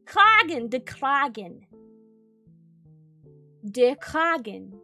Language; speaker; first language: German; non-native, learner; English